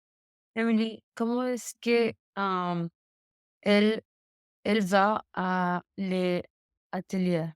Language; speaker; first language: French; non-native, learner; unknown